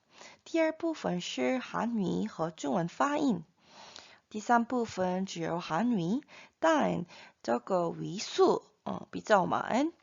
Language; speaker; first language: Chinese; non-native, fluent; Korean